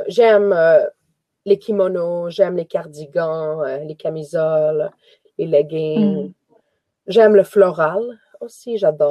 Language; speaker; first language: French; native; French